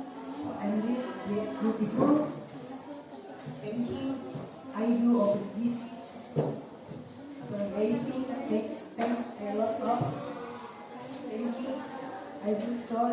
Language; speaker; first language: English; non-native, learner; Indonesian